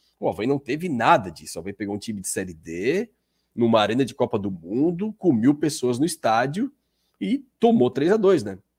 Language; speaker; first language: Portuguese; native; Portuguese